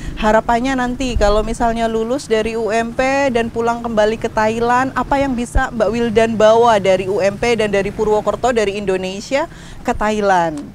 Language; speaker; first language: Indonesian; native; Indonesian